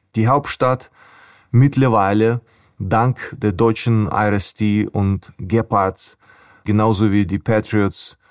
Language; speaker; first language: German; non-native, fluent; Ukrainian